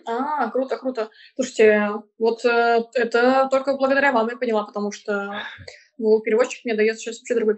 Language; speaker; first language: Russian; native; Russian